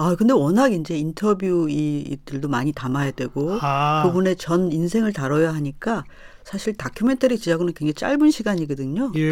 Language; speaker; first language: Korean; native; Korean